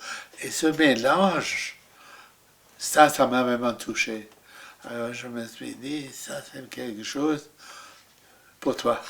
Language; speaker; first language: French; non-native, fluent; German